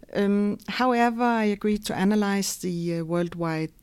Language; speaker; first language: English; non-native, fluent; Danish